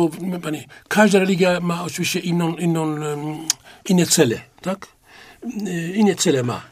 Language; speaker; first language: Polish; non-native, fluent; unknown